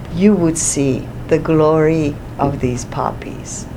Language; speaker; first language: English; non-native, fluent; Persian